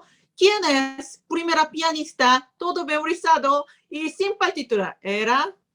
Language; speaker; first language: Spanish; non-native, learner; Korean